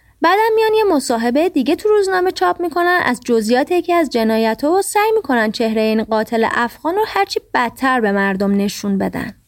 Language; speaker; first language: Persian; native; Persian